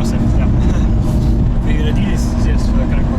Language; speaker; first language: Russian; non-native, learner; English